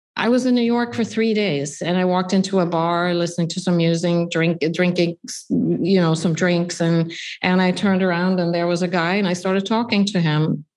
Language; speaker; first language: English; non-native, fluent; Swedish